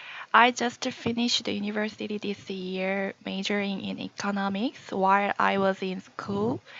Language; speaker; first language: English; non-native, learner; Korean